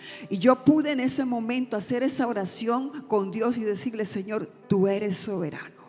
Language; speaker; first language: Spanish; native; Spanish